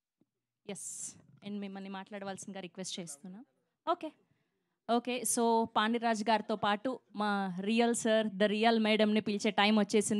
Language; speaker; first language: Telugu; native; Telugu